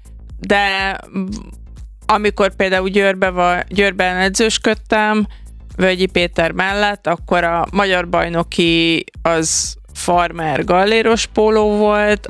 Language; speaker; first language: Hungarian; native; Hungarian